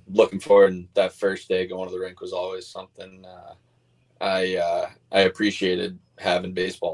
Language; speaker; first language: English; native; English